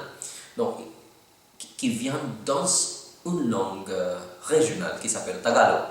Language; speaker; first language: French; non-native, learner; Filipino